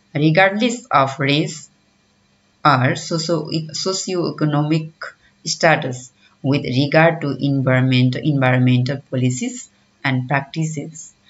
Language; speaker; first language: English; non-native, local second language; Nepali